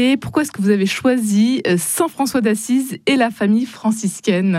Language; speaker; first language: French; native; French